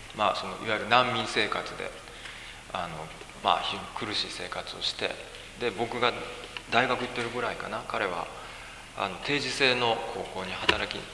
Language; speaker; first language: Japanese; native; Japanese